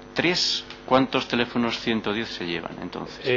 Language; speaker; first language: Spanish; native; Spanish